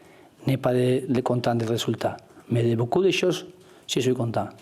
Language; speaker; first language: French; non-native, learner; Spanish